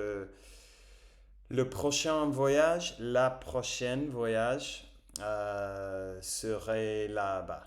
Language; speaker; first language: French; non-native, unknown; English